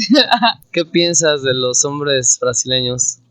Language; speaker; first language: Spanish; non-native, fluent; Portuguese